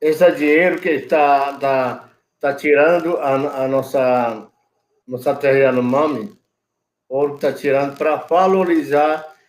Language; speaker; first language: Portuguese; non-native, local second language; Yanomámi